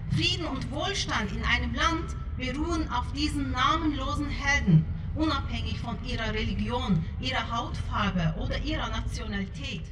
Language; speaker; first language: German; early bilingual, other home language; Turkish